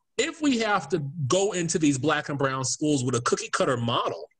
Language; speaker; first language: English; native; English